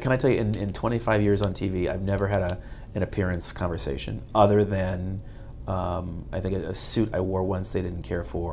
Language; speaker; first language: English; native; English